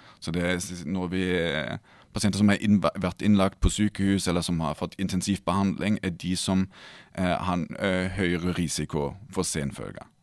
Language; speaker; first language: Norwegian; non-native, fluent; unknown